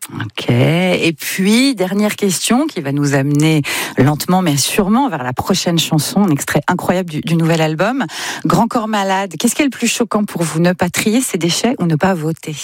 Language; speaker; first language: French; native; French